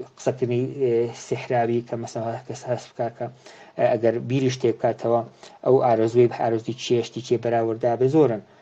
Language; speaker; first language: Central Kurdish; native; Central Kurdish